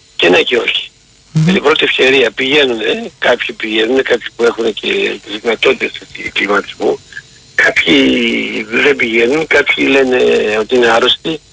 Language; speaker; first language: Greek; native; Greek